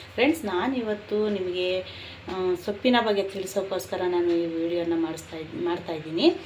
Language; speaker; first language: Kannada; non-native, local second language; Urdu